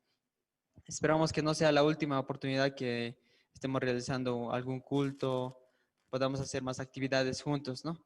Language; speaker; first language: Spanish; native; Spanish